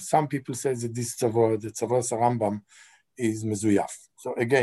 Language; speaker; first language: English; non-native, fluent; Hebrew